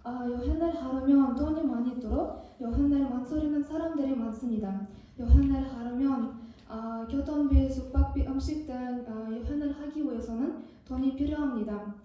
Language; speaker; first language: Korean; non-native, learner; Kazakh